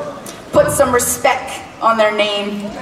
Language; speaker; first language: English; native; English